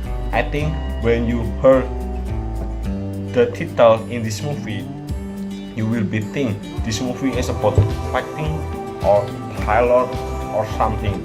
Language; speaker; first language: English; non-native, learner; Indonesian